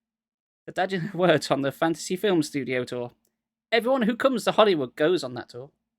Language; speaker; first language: English; native; English